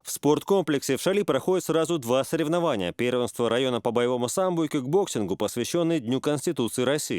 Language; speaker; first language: Russian; native; Russian